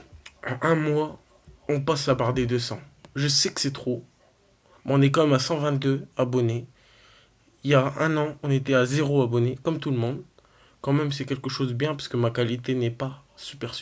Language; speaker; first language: French; native; French